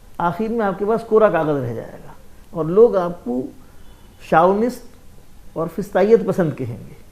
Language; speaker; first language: Urdu; native; Urdu